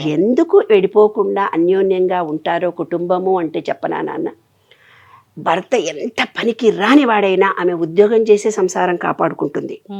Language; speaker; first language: Telugu; native; Telugu